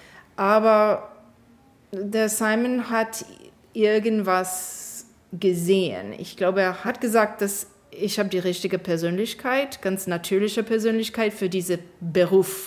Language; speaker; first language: German; non-native, fluent; English